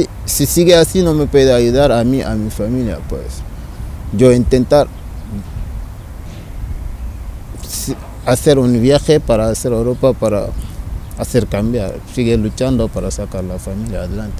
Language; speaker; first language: Spanish; non-native, learner; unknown